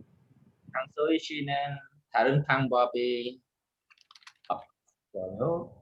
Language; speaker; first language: Korean; non-native, learner; Khmer